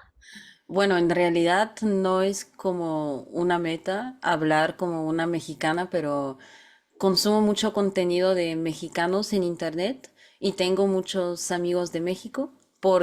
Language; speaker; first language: Spanish; non-native, fluent; Bulgarian